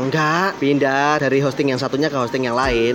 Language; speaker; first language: Indonesian; native; Indonesian